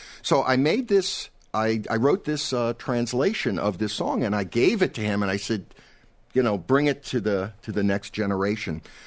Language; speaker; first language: English; native; English